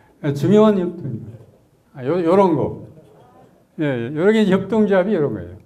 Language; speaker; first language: Korean; native; Korean